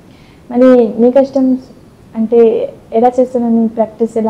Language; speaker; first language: Telugu; non-native, local second language; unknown